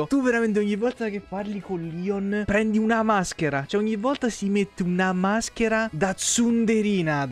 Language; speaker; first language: Italian; native; Italian